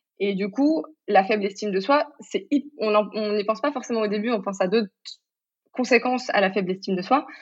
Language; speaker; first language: French; non-native, local second language; Arabic